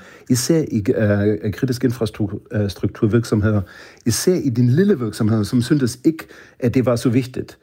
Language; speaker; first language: Danish; non-native, fluent; German